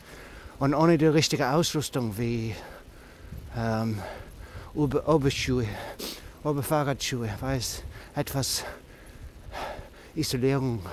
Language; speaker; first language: German; non-native, learner; English